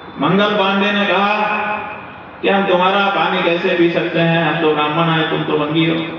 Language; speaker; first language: Hindi; native; Hindi